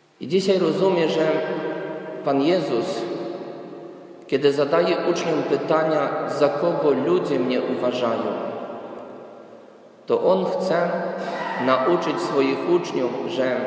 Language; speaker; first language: Polish; non-native, fluent; Ukrainian